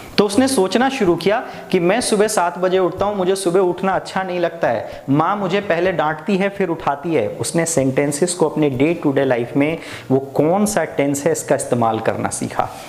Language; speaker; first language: Hindi; native; Hindi